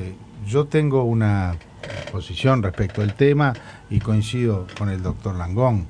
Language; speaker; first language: Spanish; native; Spanish